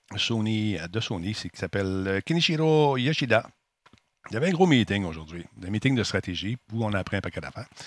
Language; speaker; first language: French; native; French